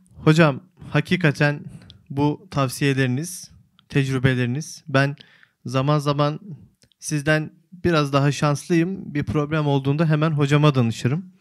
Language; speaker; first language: Turkish; native; Turkish